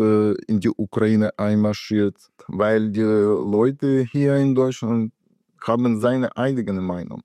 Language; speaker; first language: German; non-native, learner; Ukrainian